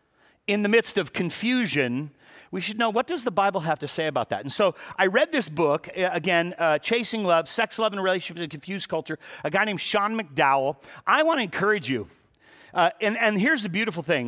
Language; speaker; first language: English; native; English